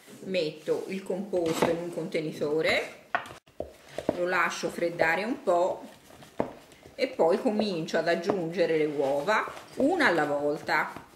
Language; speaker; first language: Italian; native; Italian